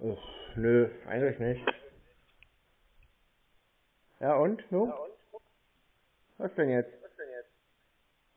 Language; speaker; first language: German; native; German